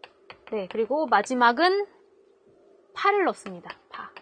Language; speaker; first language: Korean; native; Korean